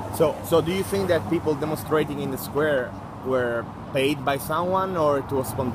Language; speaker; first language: English; non-native, fluent; Italian